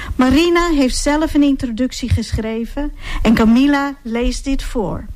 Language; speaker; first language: Dutch; native; Dutch